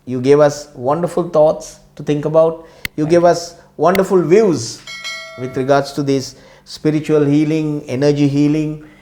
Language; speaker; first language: English; non-native, local second language; Sinhala